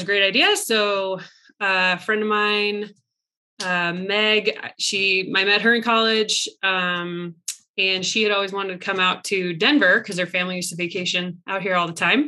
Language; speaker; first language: English; native; English